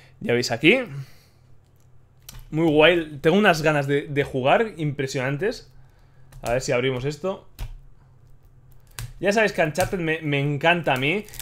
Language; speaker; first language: Spanish; native; Spanish